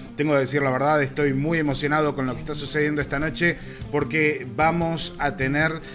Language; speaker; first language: Spanish; native; Spanish